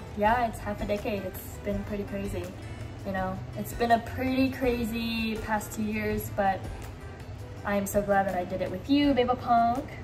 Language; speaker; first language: English; early bilingual, other home language; Japanese